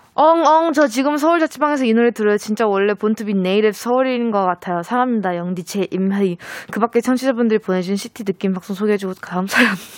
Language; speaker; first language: Korean; early bilingual, heritage; Korean